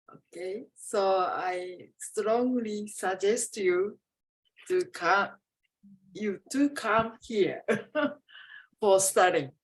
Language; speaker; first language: English; non-native, fluent; Japanese